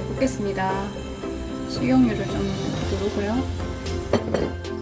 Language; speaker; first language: Korean; native; Korean